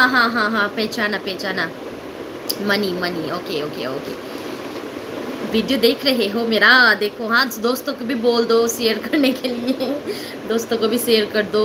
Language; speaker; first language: Hindi; non-native, learner; Nepali